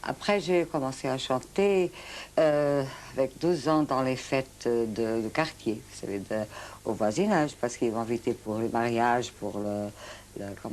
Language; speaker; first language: French; non-native, fluent; Portuguese